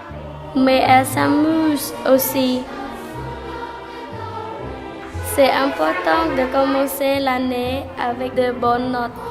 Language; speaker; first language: French; non-native, learner; Khmer